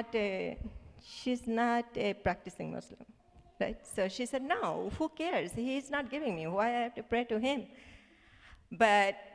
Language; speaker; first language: English; non-native, local second language; Bangla